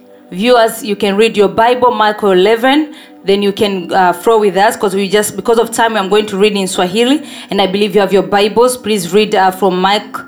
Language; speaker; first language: English; non-native, local second language; Swahili